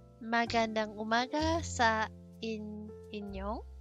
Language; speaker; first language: Filipino; non-native, learner; English